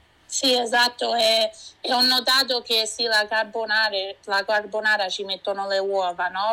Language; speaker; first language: Italian; early bilingual, heritage; Italian